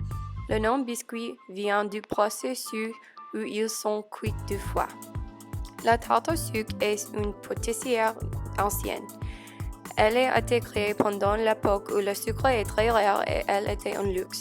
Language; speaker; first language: French; non-native, learner; English